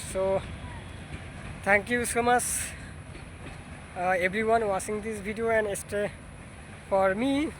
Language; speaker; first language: English; non-native, learner; Bangla